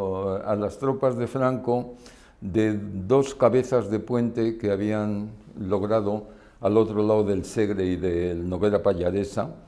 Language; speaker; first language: Spanish; native; Spanish